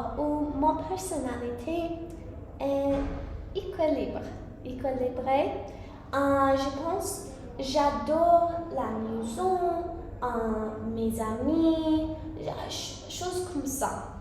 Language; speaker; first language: French; non-native, learner; English